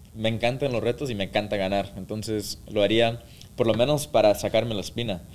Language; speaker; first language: Spanish; early bilingual, heritage; Spanish